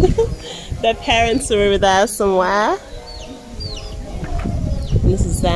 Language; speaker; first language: English; non-native, local second language; Akan